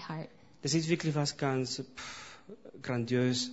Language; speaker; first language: German; non-native, fluent; Spanish